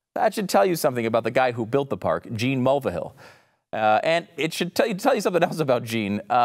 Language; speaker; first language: English; native; English